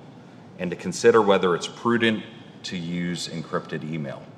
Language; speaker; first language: English; native; English